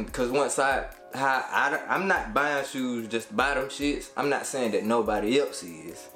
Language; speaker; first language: English; native; English